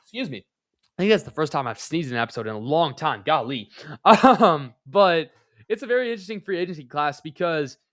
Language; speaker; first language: English; native; English